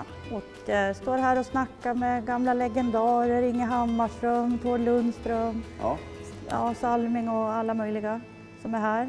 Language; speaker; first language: Swedish; native; Swedish